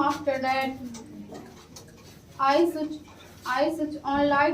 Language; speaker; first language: English; non-native, learner; Hindi